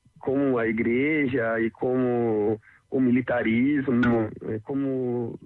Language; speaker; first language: French; non-native, learner; Portuguese